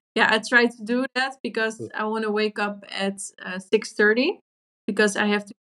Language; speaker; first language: English; non-native, fluent; Dutch